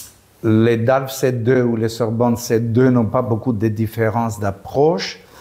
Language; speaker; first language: French; non-native, fluent; Greek